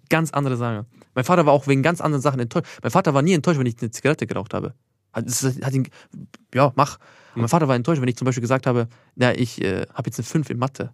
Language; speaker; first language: German; early bilingual, other home language; Albanian